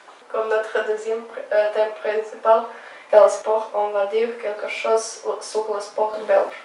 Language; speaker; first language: French; non-native, learner; Croatian